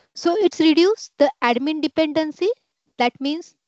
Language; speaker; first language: English; non-native, local second language; Marathi